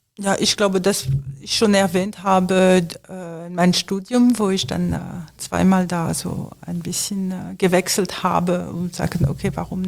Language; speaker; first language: German; non-native, fluent; French